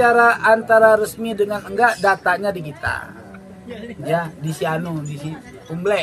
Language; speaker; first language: Indonesian; native; Indonesian